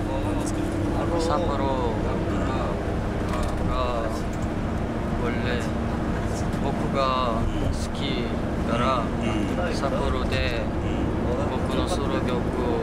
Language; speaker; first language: Japanese; non-native, learner; Korean